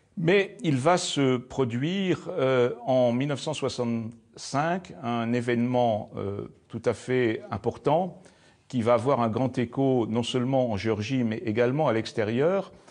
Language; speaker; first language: French; native; French